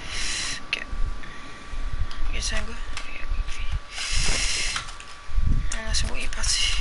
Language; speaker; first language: French; native; French